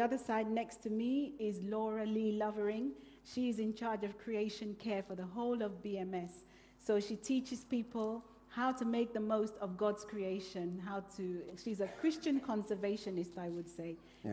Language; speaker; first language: English; non-native, local second language; Yoruba